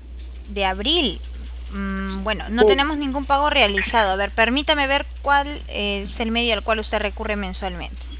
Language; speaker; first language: Spanish; native; Spanish